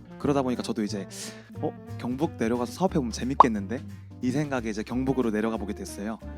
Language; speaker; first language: Korean; native; Korean